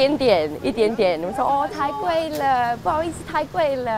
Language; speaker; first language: Chinese; non-native, learner; English